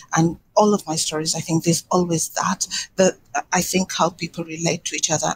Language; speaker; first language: English; non-native, local second language; Swahili